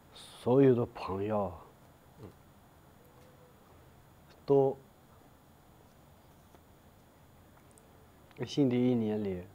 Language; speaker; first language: Chinese; non-native, local second language; Tibetan